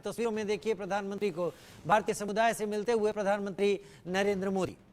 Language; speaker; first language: Hindi; native; Hindi